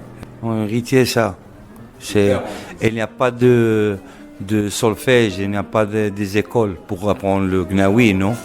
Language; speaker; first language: French; non-native, local second language; Arabic